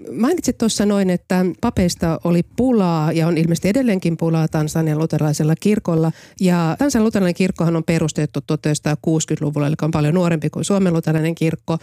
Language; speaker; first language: Finnish; native; Finnish